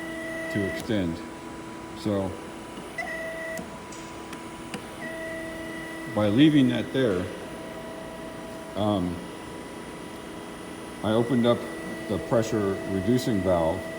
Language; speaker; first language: English; native; English